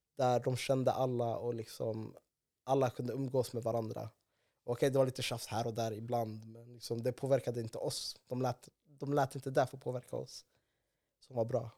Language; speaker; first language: Swedish; early bilingual, other home language; Somali